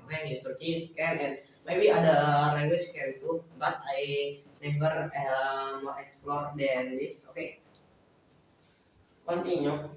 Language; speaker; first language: English; non-native, learner; Indonesian